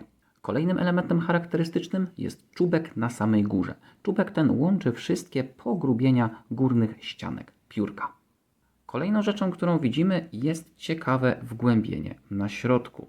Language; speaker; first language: Polish; native; Polish